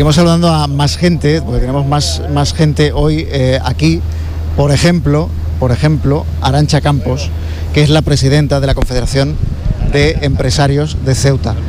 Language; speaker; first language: Spanish; native; Spanish